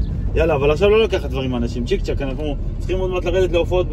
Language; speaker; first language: Hebrew; native; Hebrew